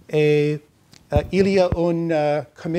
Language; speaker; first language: French; non-native, learner; English